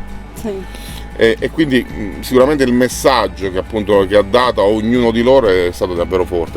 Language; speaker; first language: Italian; native; Italian